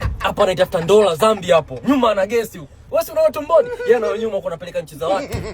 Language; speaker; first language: Swahili; native; Swahili